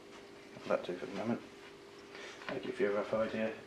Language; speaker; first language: English; native; English